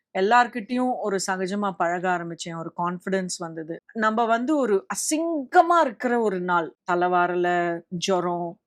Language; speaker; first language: Tamil; native; Tamil